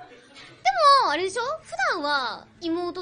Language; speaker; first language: Japanese; native; Japanese